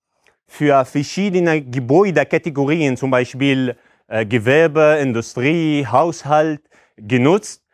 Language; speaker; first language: German; non-native, fluent; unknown